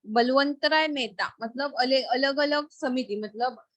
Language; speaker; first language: Hindi; non-native, local second language; Marathi